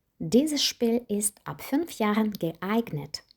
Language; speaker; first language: German; non-native, fluent; Ukrainian